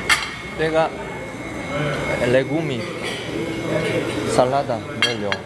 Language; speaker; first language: Portuguese; non-native, learner; Korean